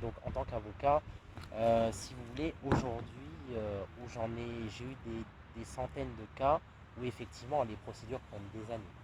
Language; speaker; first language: French; native; French